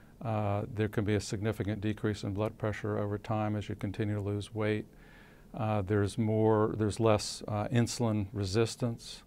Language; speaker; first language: English; native; English